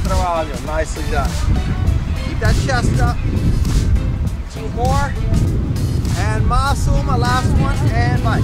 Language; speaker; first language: English; non-native, fluent; Portuguese